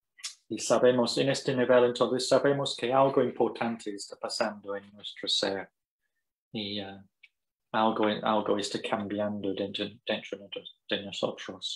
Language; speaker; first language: Spanish; non-native, fluent; English